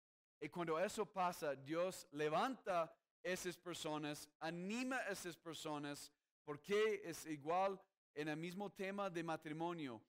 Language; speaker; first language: Spanish; non-native, fluent; English